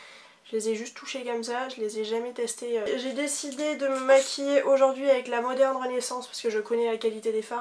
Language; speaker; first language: French; native; French